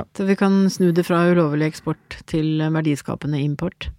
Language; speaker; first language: Norwegian; native; Norwegian